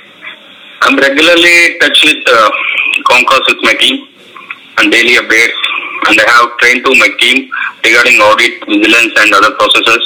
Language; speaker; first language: English; non-native, local second language; Urdu